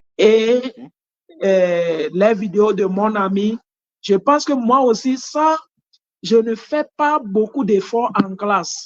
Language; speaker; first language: French; non-native, fluent; Ewe